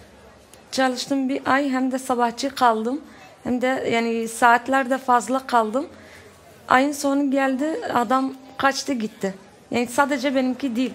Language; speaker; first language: Turkish; non-native, learner; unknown